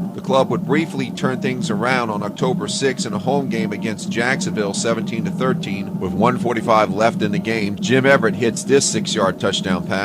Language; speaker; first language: English; native; English